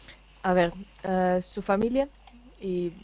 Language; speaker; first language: Spanish; non-native, fluent; Finnish